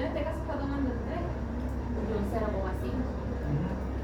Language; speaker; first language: Spanish; native; Spanish